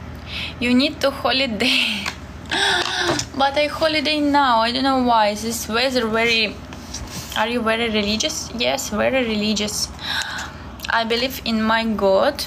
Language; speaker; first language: English; non-native, learner; Russian